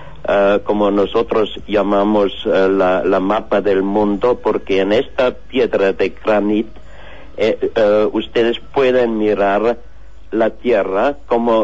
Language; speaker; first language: Spanish; non-native, learner; German